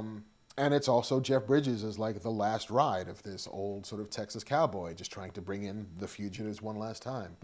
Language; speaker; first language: English; native; English